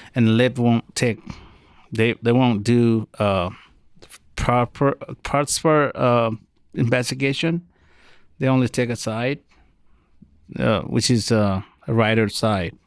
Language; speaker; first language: English; non-native, fluent; Arabic